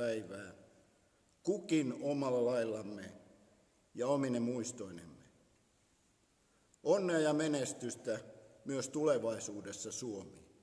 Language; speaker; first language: Finnish; native; Finnish